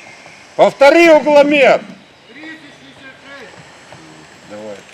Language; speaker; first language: Russian; native; Russian